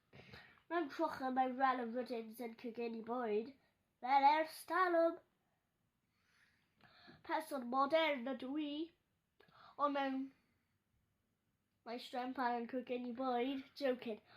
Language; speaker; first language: Welsh; non-native, local second language; English